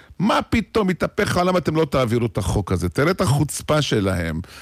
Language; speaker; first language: Hebrew; native; Hebrew